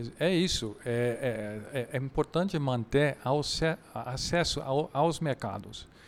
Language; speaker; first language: Portuguese; non-native, fluent; Dutch